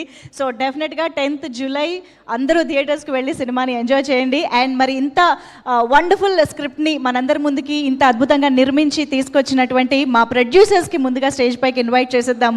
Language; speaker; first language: Telugu; native; Telugu